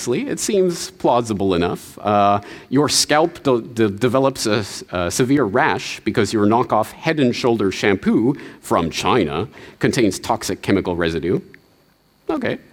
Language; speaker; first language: English; native; English